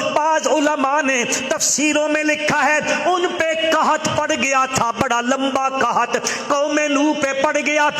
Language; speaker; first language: Urdu; non-native, local second language; Punjabi